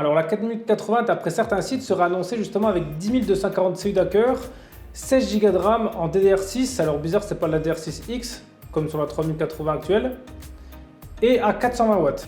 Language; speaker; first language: French; native; French